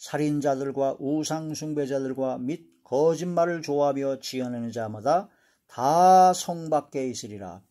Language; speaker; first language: Korean; native; Korean